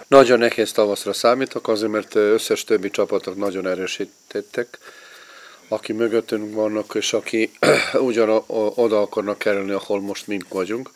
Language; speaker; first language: Hungarian; non-native, fluent; Serbian